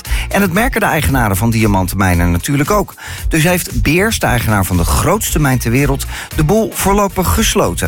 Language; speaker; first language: Dutch; native; Dutch